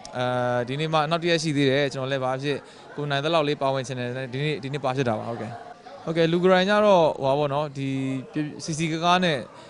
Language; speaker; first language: Burmese; native; Burmese